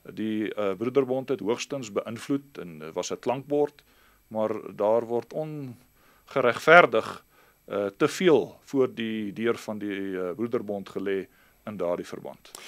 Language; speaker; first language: Afrikaans; native; Afrikaans